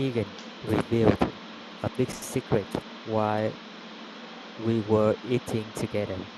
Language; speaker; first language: English; non-native, learner; Vietnamese